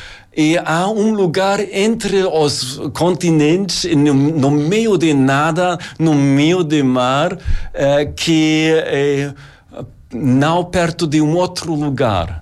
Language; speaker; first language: Portuguese; non-native, learner; German